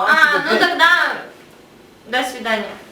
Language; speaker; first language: Russian; native; Russian